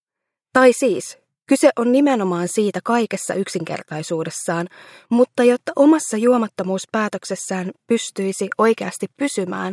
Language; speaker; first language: Finnish; native; Finnish